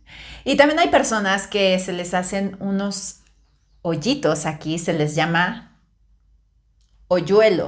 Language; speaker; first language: Spanish; native; Spanish